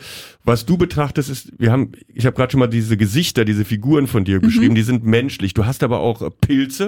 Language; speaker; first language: German; native; German